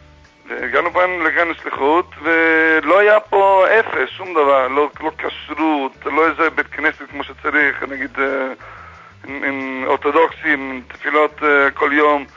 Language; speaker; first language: Hebrew; non-native, fluent; English